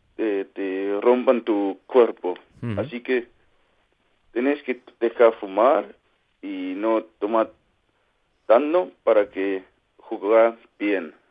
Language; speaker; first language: Spanish; non-native, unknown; Kalaallisut